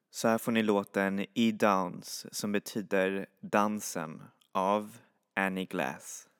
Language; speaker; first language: Swedish; native; Swedish